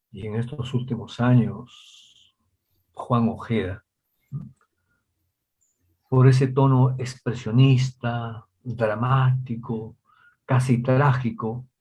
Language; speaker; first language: Spanish; native; Spanish